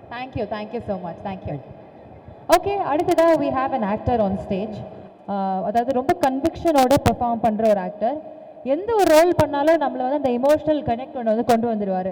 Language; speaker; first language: Tamil; native; Tamil